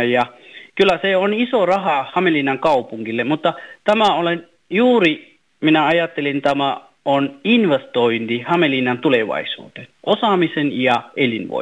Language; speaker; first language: Finnish; non-native, fluent; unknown